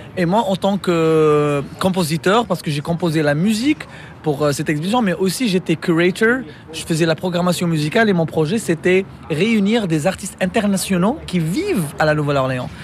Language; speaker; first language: French; non-native, local second language; Arabic